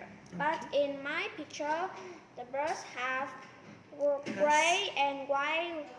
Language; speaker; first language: English; non-native, learner; Vietnamese